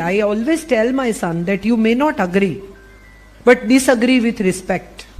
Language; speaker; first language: English; non-native, local second language; Gujarati